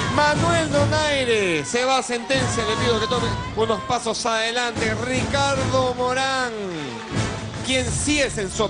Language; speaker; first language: Spanish; native; Spanish